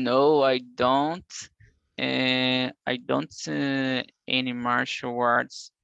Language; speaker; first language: English; non-native, learner; Portuguese